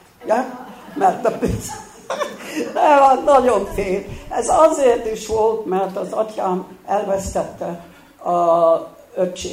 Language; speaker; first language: Hungarian; early bilingual, heritage; Hungarian